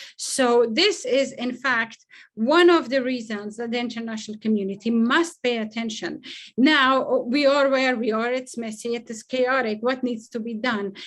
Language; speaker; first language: English; non-native, fluent; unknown